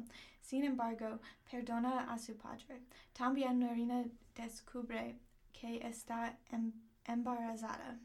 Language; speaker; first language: Spanish; non-native, learner; English